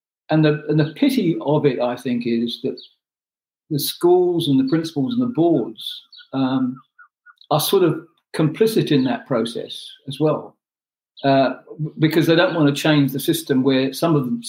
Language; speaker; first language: English; non-native, local second language; Urdu